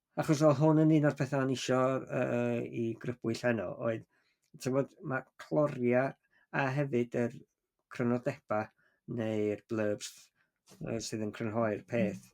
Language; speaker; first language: Welsh; native; Welsh